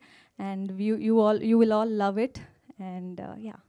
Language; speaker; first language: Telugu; non-native, fluent; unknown